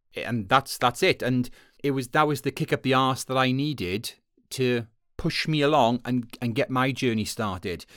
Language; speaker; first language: English; native; English